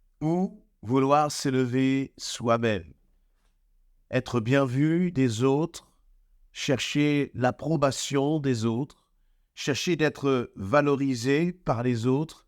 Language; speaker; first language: French; native; French